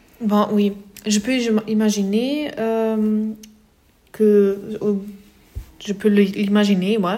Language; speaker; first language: French; non-native, fluent; German